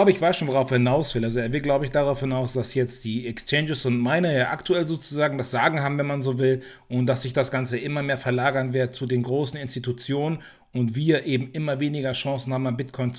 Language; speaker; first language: German; native; German